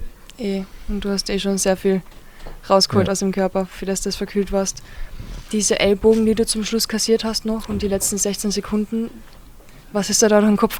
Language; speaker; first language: German; native; German